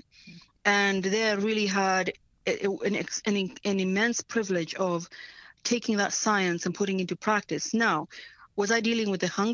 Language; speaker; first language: English; non-native, local second language; Swahili